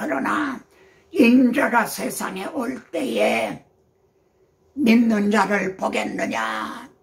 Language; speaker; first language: Korean; native; Korean